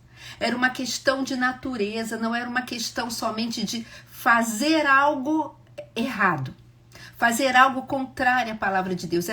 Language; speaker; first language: Portuguese; native; Portuguese